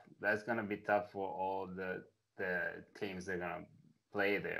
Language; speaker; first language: English; non-native, fluent; Italian